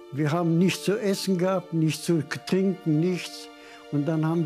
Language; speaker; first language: German; non-native, fluent; Polish